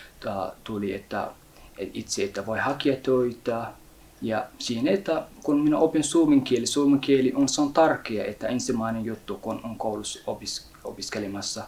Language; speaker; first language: Finnish; non-native, learner; Somali